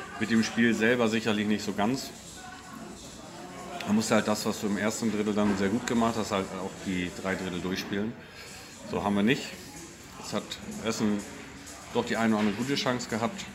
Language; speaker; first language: German; native; German